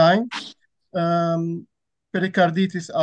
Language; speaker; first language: German; non-native, fluent; Turkish